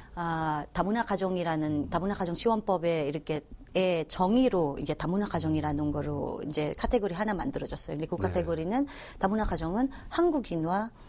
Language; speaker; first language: Korean; non-native, fluent; Filipino